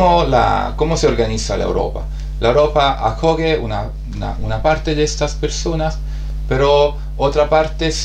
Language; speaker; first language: Spanish; non-native, fluent; Italian